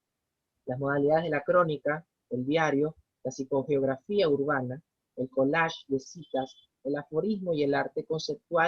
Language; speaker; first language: Spanish; native; Spanish